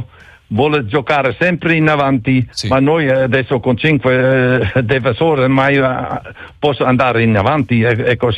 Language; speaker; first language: Italian; non-native, learner; Dutch